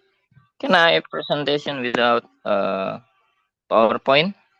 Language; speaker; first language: English; non-native, learner; Indonesian